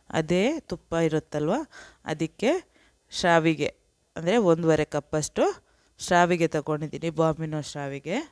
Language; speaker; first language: Kannada; non-native, local second language; Urdu